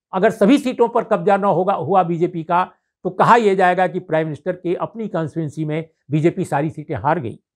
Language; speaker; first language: Hindi; native; Hindi